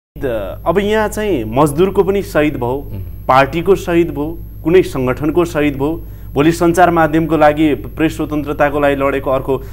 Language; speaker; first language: Nepali; native; Nepali